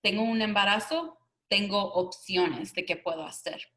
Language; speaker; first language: Spanish; early bilingual, other home language; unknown